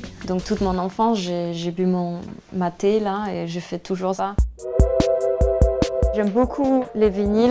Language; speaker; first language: French; non-native, fluent; Danish